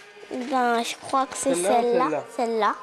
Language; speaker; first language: French; native; French